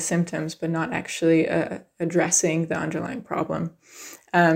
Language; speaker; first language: English; native; English